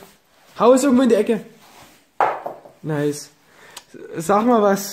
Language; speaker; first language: German; native; German